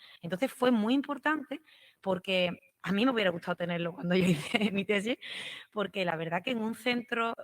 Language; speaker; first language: Spanish; native; Spanish